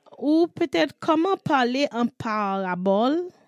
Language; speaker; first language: French; non-native, learner; English